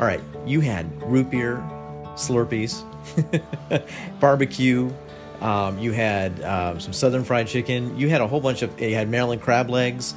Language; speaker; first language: English; native; English